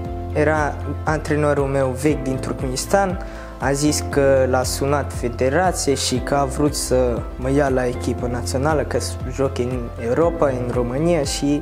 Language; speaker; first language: Romanian; non-native, learner; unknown